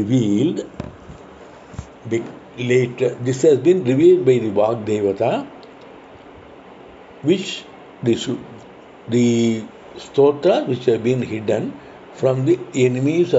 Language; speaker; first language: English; non-native, local second language; Tamil